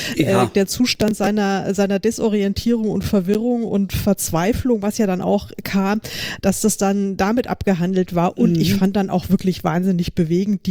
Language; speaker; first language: German; native; German